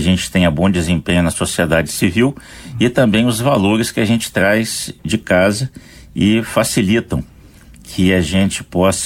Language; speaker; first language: Portuguese; native; Portuguese